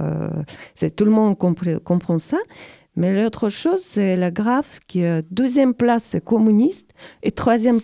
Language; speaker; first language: French; non-native, learner; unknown